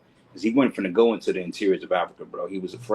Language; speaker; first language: English; native; English